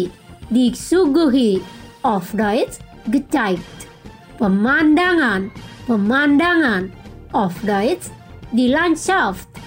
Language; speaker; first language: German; non-native, fluent; Indonesian